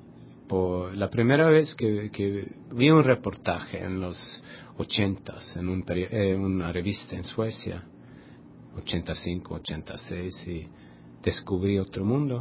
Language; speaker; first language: Spanish; non-native, fluent; Swedish